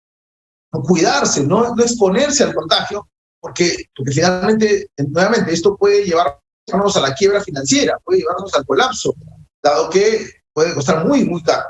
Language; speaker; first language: Spanish; native; Spanish